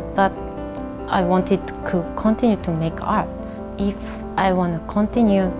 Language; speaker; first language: English; non-native, learner; Japanese